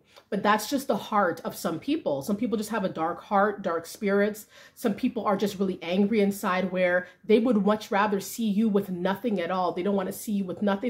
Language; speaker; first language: English; native; English